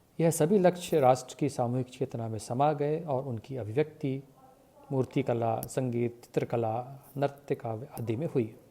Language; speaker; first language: Hindi; native; Hindi